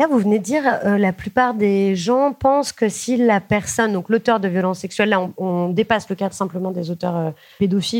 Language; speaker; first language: French; native; French